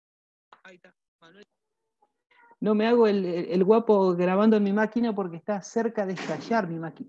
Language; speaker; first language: Spanish; native; Spanish